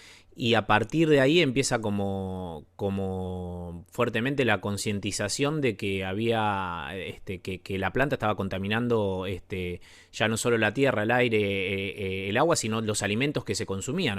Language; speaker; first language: Spanish; native; Spanish